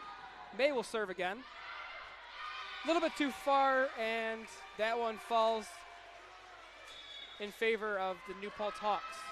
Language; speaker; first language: English; native; English